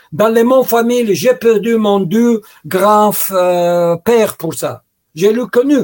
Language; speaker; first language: French; non-native, learner; Russian